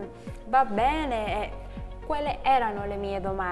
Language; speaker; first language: Italian; non-native, learner; Spanish